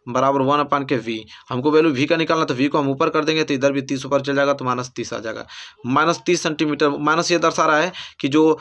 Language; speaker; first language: Hindi; native; Hindi